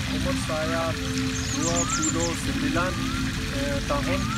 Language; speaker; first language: Indonesian; non-native, learner; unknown